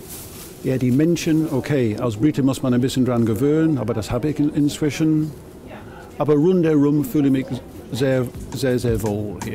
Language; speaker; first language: German; non-native, fluent; English